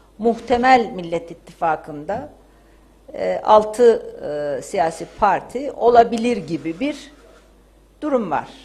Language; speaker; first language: Turkish; native; Turkish